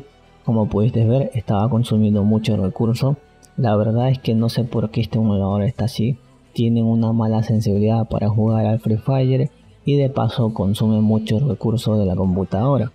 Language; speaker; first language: Spanish; native; Spanish